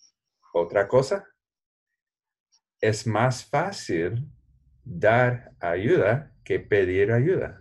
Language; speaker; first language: Spanish; non-native, learner; English